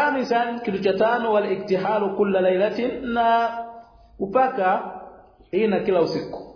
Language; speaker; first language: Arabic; non-native, fluent; Swahili